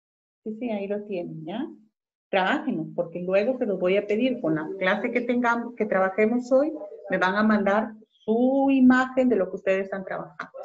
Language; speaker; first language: Spanish; native; Spanish